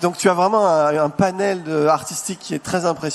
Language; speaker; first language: French; native; French